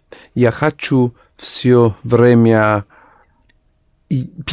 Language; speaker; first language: Russian; non-native, learner; English